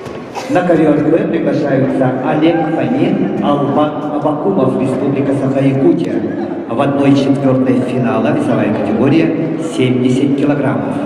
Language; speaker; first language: Russian; native; Russian